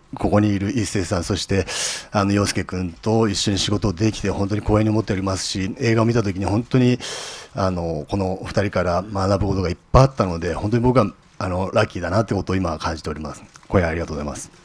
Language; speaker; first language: Japanese; native; Japanese